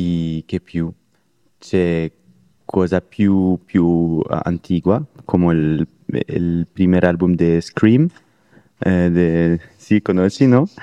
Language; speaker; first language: Italian; non-native, learner; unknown